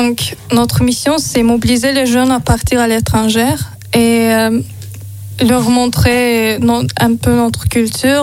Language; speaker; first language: French; non-native, learner; Azerbaijani